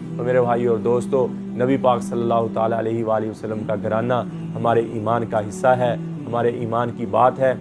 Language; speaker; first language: Urdu; non-native, local second language; Punjabi